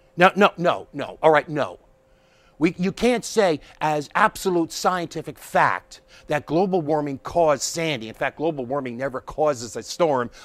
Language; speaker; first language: English; native; English